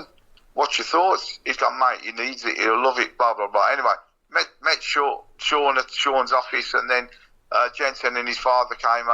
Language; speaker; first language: English; native; English